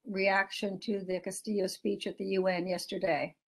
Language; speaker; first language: English; native; English